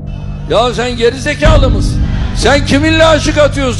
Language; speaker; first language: Turkish; native; Turkish